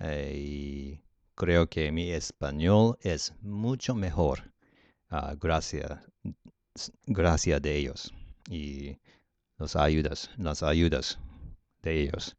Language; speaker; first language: Spanish; non-native, learner; Japanese